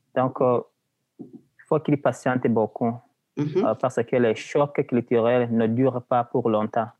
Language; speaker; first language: French; non-native, local second language; Rundi